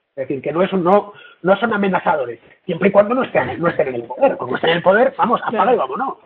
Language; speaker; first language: Spanish; native; Spanish